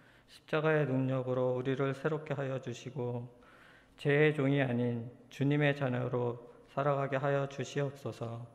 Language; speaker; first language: Korean; native; Korean